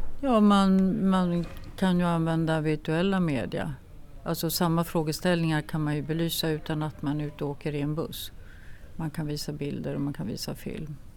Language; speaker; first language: Swedish; native; Swedish